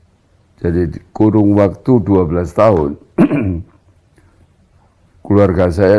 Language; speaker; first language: Indonesian; non-native, local second language; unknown